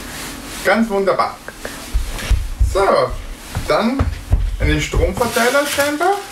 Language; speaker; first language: German; native; German